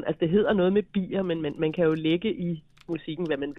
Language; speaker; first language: Danish; native; Danish